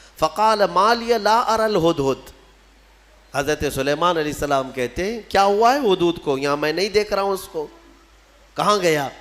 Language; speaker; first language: Urdu; native; Urdu